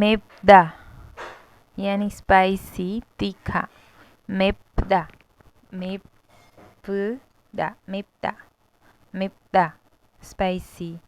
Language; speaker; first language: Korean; non-native, learner; Hindi